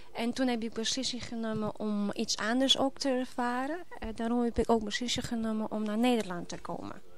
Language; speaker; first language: Dutch; non-native, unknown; Polish